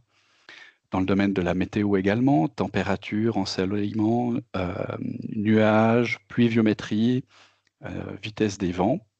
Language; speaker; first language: French; native; French